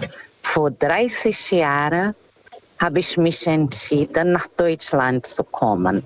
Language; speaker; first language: German; non-native, fluent; Portuguese